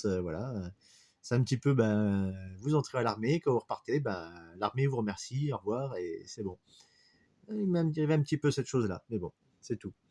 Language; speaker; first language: French; native; French